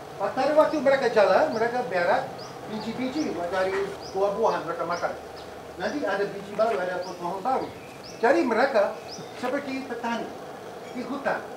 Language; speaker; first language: Indonesian; non-native, fluent; English